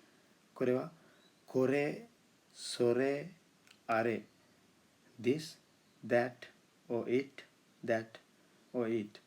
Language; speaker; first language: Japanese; non-native, fluent; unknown